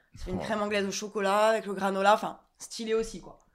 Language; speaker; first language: French; native; French